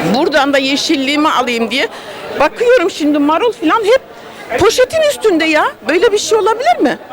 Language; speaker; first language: Turkish; native; Turkish